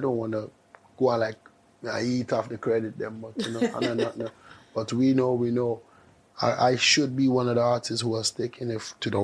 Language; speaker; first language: English; non-native, local second language; Ewe